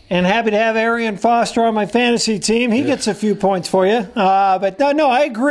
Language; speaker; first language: English; native; English